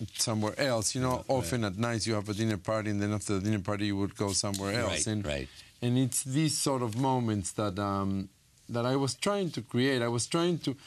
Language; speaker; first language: English; non-native, fluent; Spanish